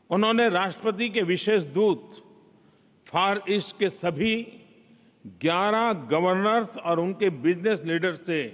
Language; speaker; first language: Hindi; non-native, local second language; Gujarati